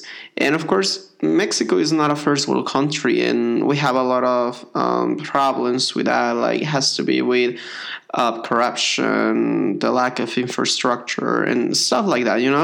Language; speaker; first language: English; non-native, fluent; Spanish